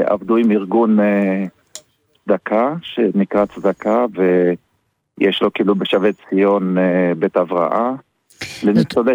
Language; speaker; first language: Hebrew; early bilingual, other home language; German